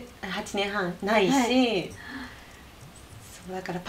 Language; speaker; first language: Japanese; native; Japanese